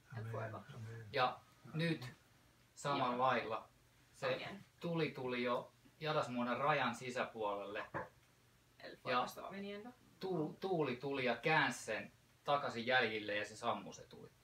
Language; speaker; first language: Finnish; native; Finnish